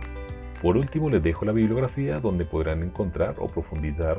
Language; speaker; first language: Spanish; native; Spanish